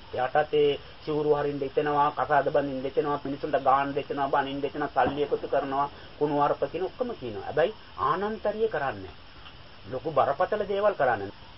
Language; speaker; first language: Sinhala; native; Sinhala